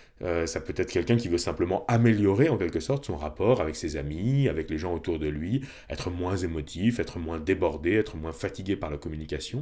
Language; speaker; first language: French; native; French